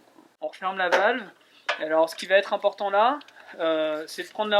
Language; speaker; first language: French; native; French